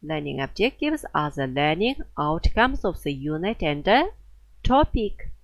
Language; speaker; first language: English; non-native, fluent; Kazakh